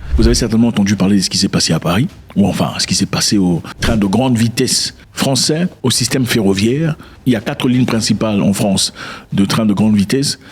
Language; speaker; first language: French; non-native, local second language; Lingala